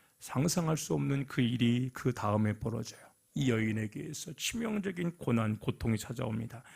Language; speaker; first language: Korean; native; Korean